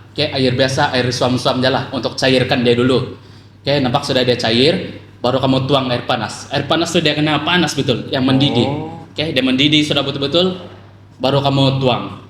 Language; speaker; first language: Malay; native; Malay